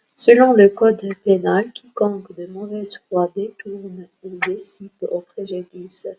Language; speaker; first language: French; non-native, local second language; Arabic